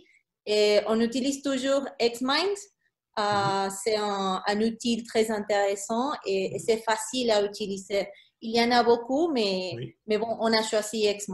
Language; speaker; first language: French; non-native, fluent; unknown